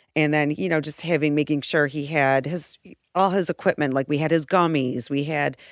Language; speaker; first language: English; native; English